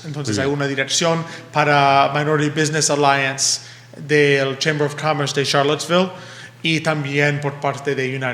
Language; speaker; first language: Spanish; early bilingual, heritage; English